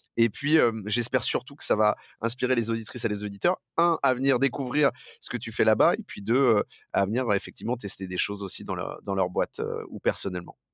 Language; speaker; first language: French; native; French